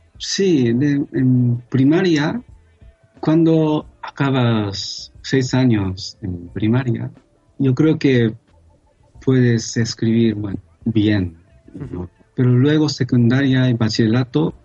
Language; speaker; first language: Spanish; non-native, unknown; Japanese